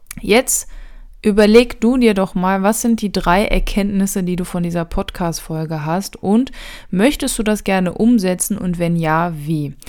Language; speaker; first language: German; native; German